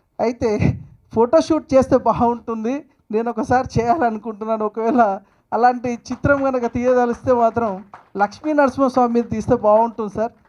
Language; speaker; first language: Telugu; native; Telugu